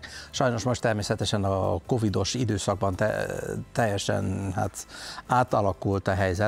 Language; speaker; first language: Hungarian; non-native, fluent; Dutch